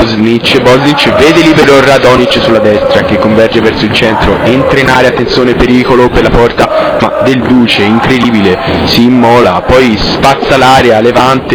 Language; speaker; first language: Italian; native; Italian